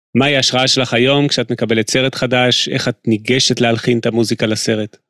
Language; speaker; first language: Hebrew; native; Hebrew